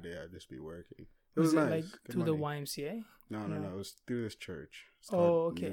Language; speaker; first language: English; early bilingual, other home language; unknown